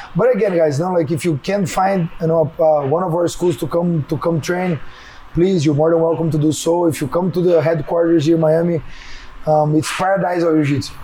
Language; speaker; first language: English; non-native, fluent; Portuguese